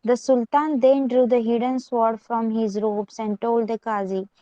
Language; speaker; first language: English; non-native, local second language; Marathi